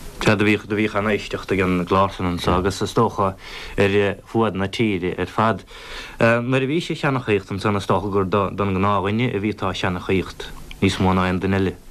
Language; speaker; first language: Irish; native; Irish